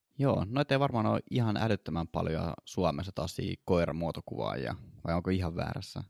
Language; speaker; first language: Finnish; native; Finnish